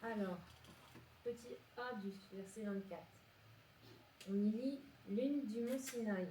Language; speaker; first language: French; native; French